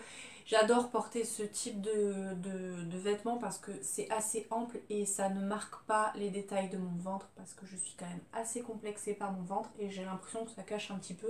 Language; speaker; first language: French; native; French